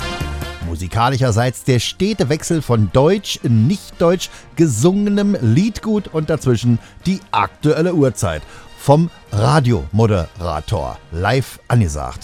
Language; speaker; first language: German; native; German